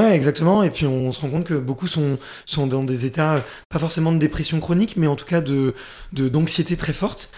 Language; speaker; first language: French; native; French